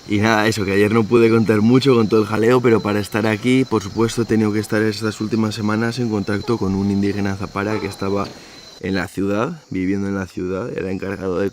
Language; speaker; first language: Spanish; native; Spanish